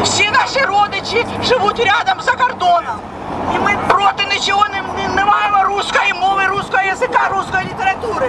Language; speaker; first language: Ukrainian; non-native, local second language; Russian